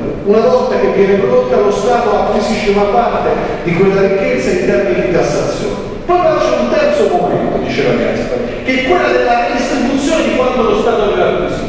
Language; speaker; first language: Italian; native; Italian